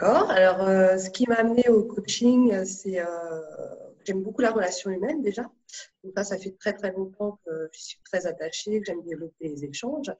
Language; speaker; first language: French; native; French